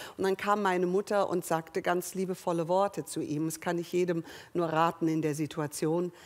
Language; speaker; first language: German; early bilingual, other home language; English